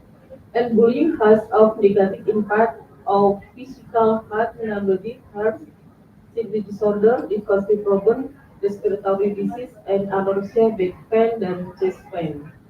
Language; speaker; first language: English; non-native, fluent; Indonesian